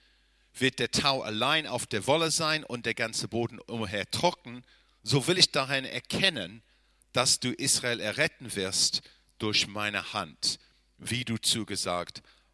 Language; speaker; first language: German; non-native, fluent; English